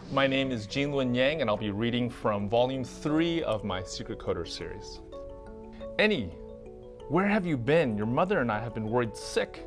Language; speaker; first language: English; native; English